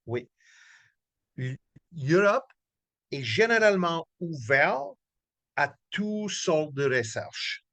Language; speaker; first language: French; non-native, local second language; English